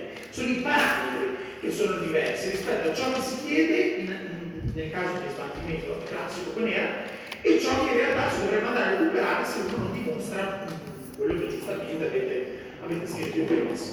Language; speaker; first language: Italian; native; Italian